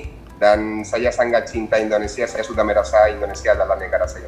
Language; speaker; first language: Indonesian; non-native, fluent; Spanish